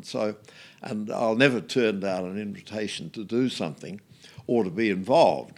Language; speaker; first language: English; native; English